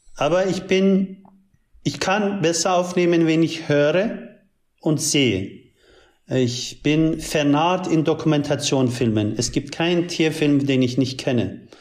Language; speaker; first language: German; early bilingual, other home language; Turkish